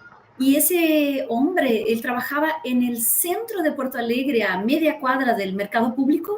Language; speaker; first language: Spanish; early bilingual, heritage; Spanish